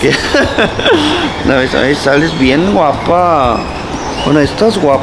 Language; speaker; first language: Spanish; non-native, fluent; Korean